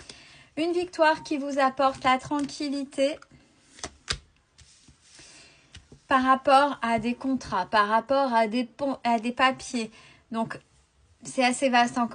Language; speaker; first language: French; native; French